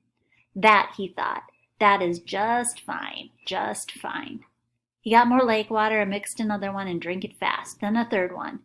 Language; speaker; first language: English; native; English